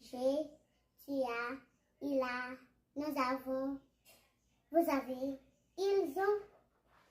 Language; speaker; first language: French; non-native, learner; Haitian Creole